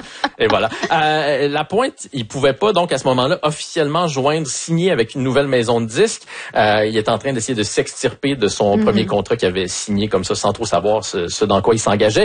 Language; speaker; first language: French; native; French